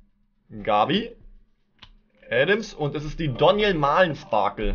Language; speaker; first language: German; native; German